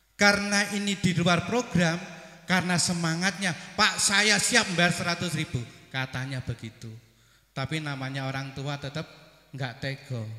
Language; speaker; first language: Indonesian; non-native, local second language; Javanese